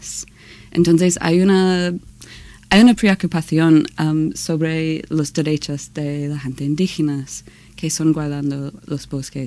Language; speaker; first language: Spanish; non-native, learner; English